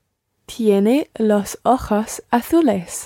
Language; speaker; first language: Spanish; non-native, learner; English